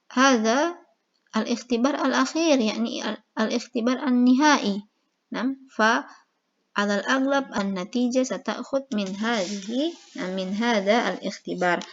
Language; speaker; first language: Arabic; non-native, fluent; Indonesian